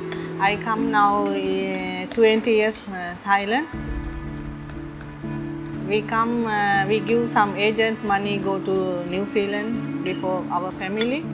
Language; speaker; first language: English; non-native, learner; Sinhala